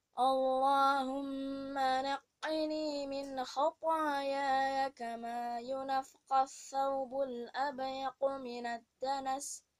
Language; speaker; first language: Arabic; non-native, learner; Indonesian